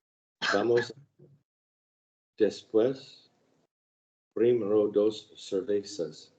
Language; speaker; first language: Spanish; non-native, learner; English